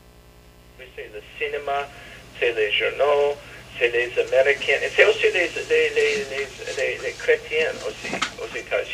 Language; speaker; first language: French; non-native, fluent; English